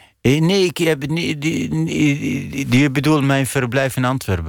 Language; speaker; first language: Dutch; non-native, fluent; Arabic